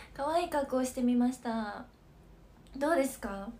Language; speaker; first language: Japanese; native; Japanese